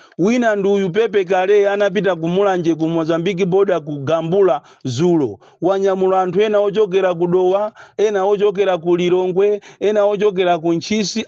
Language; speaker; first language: Nyanja; native; Nyanja